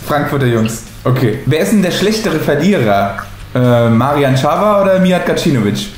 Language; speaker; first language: German; native; German